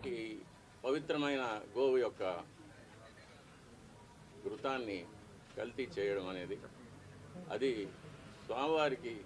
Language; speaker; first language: Telugu; native; Telugu